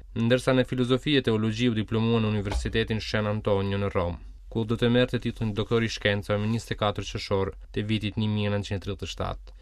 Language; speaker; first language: Albanian; native; Albanian